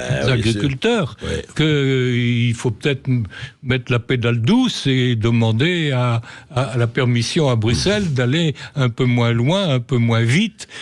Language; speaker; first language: French; native; French